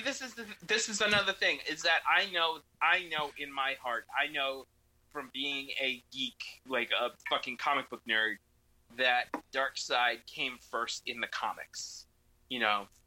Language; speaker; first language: English; early bilingual, other home language; Spanish